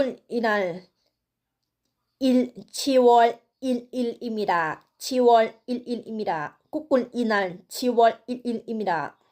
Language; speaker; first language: Korean; non-native, learner; Thai